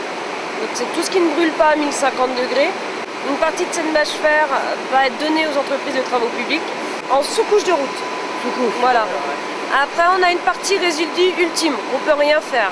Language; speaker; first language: French; native; French